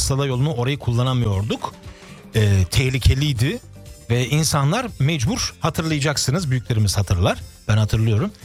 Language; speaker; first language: Turkish; early bilingual, heritage; Turkish